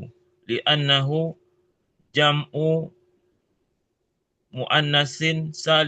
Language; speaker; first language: Arabic; non-native, learner; Indonesian